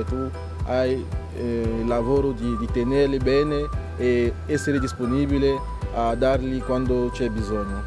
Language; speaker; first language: Italian; non-native, fluent; French